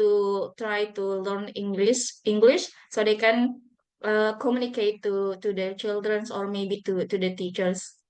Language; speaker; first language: English; non-native, fluent; Buginese